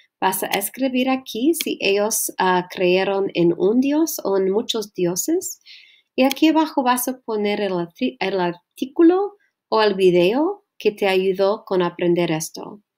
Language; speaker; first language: Spanish; non-native, learner; English